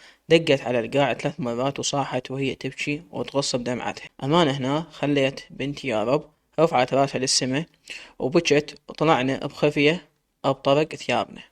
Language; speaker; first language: Arabic; native; Arabic